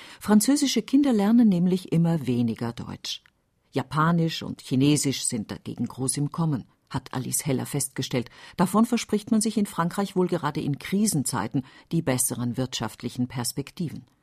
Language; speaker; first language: German; native; German